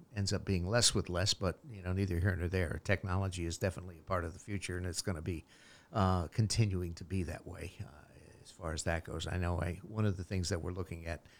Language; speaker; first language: English; native; English